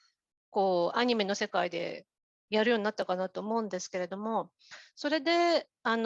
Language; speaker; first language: Japanese; native; Japanese